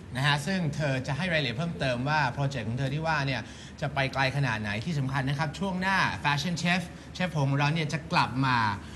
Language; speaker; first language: Thai; native; Thai